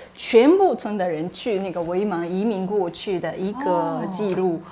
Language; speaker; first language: Chinese; non-native, fluent; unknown